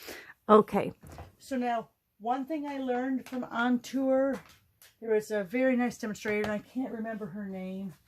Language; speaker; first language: English; native; English